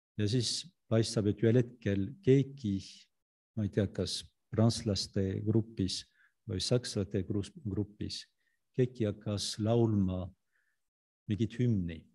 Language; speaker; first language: Estonian; non-native, fluent; French